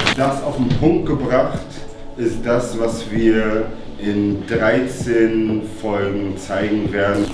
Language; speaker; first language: German; native; German